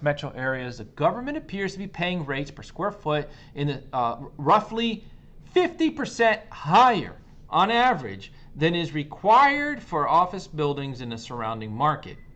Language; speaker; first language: English; native; English